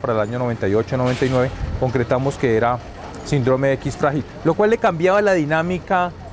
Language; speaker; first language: Spanish; native; Spanish